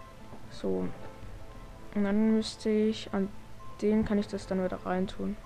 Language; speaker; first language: German; native; German